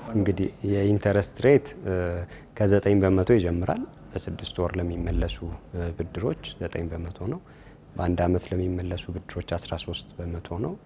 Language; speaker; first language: Amharic; native; Amharic